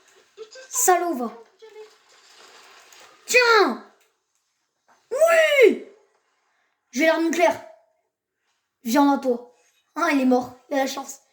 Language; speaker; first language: French; native; French